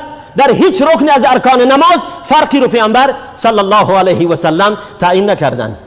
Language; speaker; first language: Persian; native; Persian